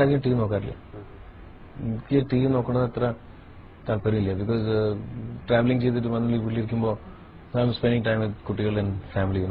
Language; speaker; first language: Malayalam; early bilingual, heritage; Malayalam